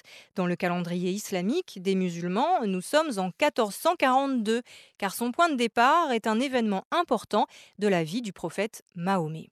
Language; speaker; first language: French; native; French